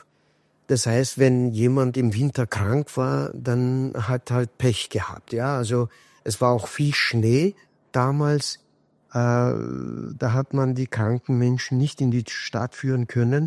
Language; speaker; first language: German; non-native, fluent; Kurdish